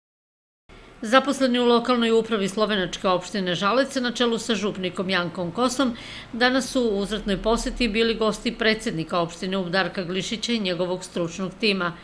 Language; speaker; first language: Serbian; native; Serbian